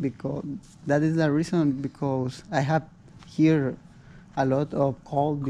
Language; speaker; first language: English; non-native, learner; Spanish